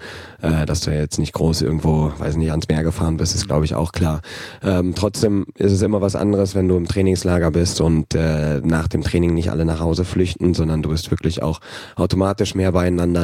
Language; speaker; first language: German; native; German